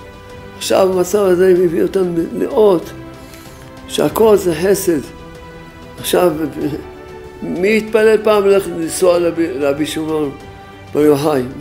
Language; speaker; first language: Hebrew; non-native, fluent; French